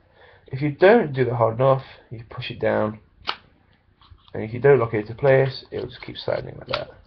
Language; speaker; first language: English; native; English